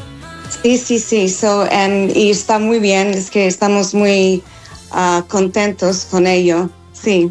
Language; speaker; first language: Spanish; non-native, fluent; English